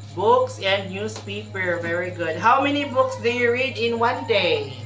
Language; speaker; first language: English; non-native, local second language; Cebuano